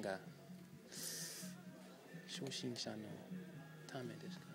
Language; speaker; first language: Japanese; non-native, learner; English